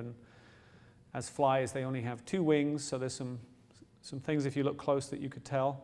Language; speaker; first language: English; native; English